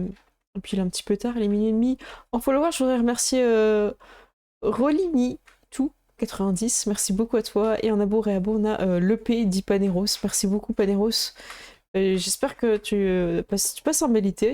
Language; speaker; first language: French; native; French